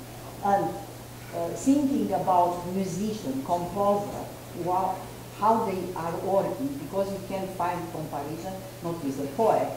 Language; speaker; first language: English; non-native, fluent; Romanian